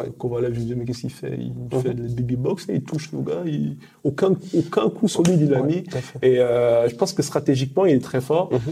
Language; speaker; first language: French; early bilingual, other home language; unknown